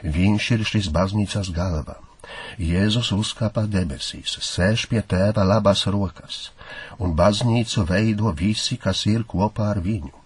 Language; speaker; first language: Latvian; non-native, fluent; Polish